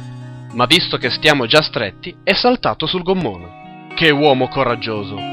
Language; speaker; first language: Italian; native; Italian